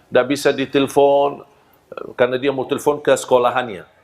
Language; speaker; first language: Malay; non-native, fluent; Arabic